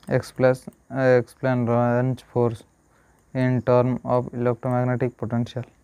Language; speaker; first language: English; non-native, local second language; Odia